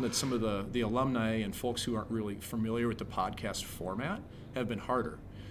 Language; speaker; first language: English; native; English